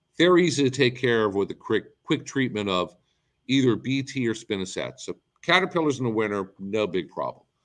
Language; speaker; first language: English; native; English